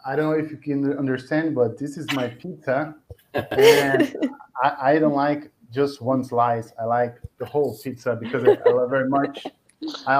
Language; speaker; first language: English; non-native, fluent; Portuguese